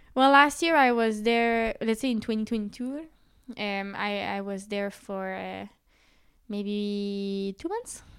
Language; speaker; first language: English; native; English